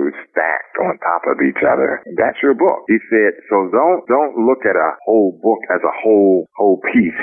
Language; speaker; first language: English; native; English